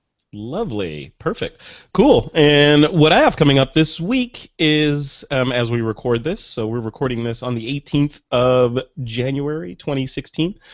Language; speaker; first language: English; native; English